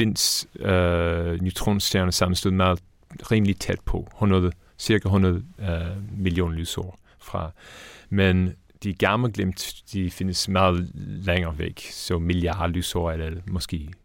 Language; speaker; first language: Danish; non-native, fluent; English